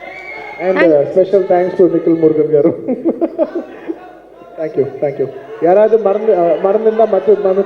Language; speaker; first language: Tamil; non-native, fluent; Telugu